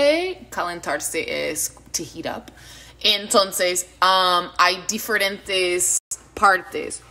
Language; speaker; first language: Spanish; non-native, learner; English